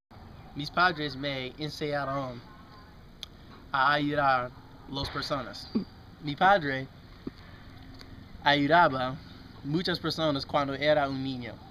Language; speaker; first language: Spanish; non-native, learner; English